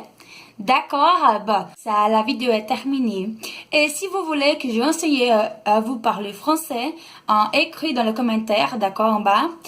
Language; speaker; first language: French; non-native, learner; Portuguese